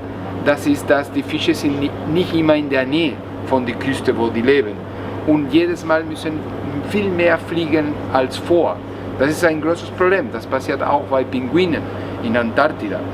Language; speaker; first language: German; non-native, learner; Spanish